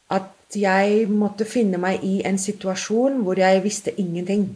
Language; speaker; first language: Norwegian; non-native, fluent; English